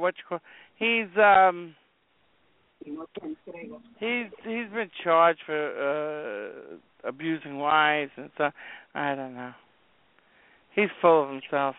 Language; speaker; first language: English; native; English